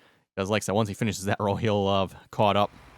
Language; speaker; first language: English; native; English